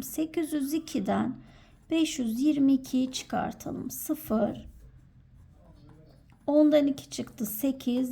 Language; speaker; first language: Turkish; native; Turkish